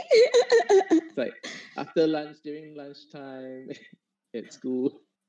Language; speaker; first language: English; non-native, local second language; Chinese